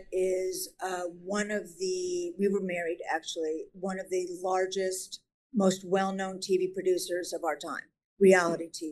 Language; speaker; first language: English; native; English